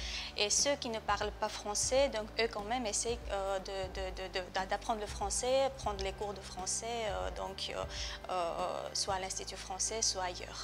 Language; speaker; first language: French; non-native, fluent; Georgian